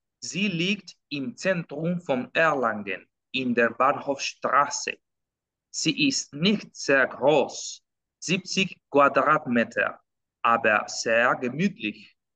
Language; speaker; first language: German; non-native, fluent; Spanish